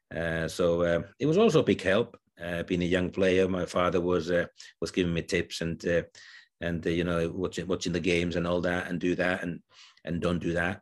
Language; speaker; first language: English; non-native, fluent; Finnish